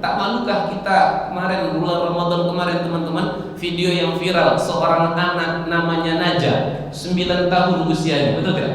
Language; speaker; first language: Malay; native; Malay